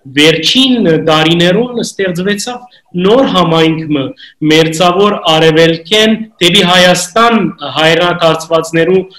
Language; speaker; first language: Armenian; native; Armenian